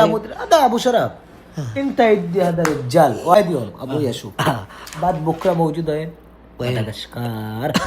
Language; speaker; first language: Arabic; non-native, learner; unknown